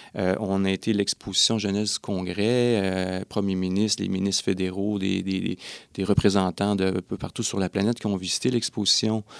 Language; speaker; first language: French; native; French